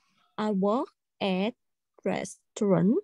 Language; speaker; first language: English; non-native, learner; Vietnamese